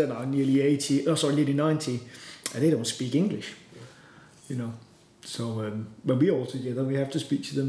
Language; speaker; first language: English; non-native, fluent; Danish